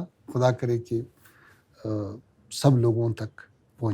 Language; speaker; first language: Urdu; non-native, learner; Pashto